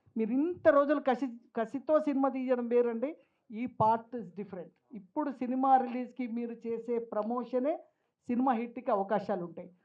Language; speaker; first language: Telugu; native; Telugu